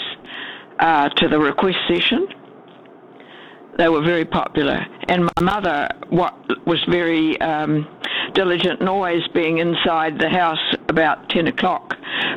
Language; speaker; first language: English; native; English